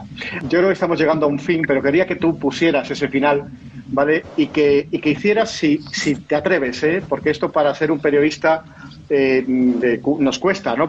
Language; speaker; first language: Spanish; native; Spanish